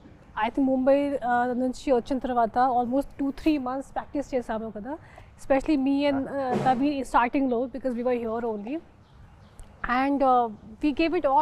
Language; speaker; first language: Telugu; non-native, fluent; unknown